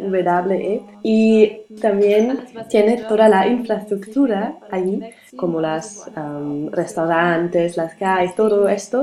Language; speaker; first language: Spanish; non-native, learner; German